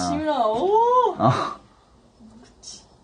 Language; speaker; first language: Korean; non-native, learner; Japanese